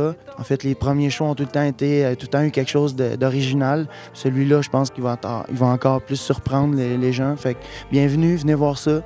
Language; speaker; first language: French; native; French